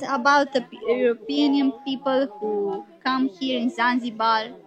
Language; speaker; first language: English; non-native, learner; Romanian